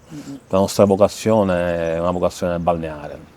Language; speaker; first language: Italian; native; Italian